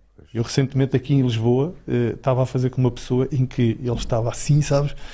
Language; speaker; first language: Portuguese; native; Portuguese